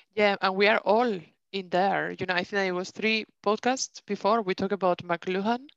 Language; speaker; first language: English; non-native, fluent; Spanish